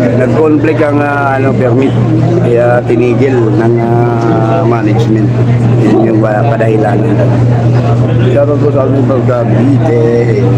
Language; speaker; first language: Filipino; non-native, local second language; Cebuano